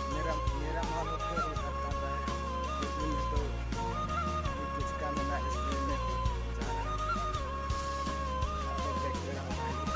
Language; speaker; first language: Hindi; non-native, local second language; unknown